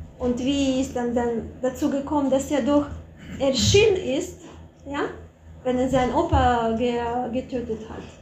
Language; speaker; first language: German; non-native, fluent; Russian